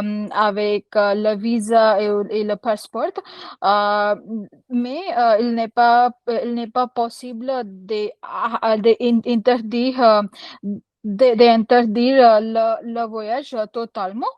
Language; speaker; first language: French; non-native, learner; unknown